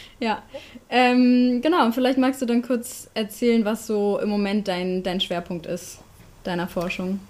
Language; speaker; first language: German; native; German